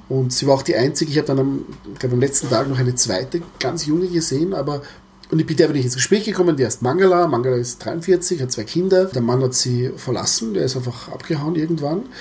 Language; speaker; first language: German; early bilingual, other home language; Croatian